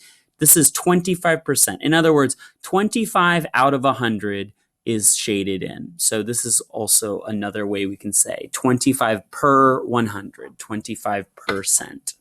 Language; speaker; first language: English; native; English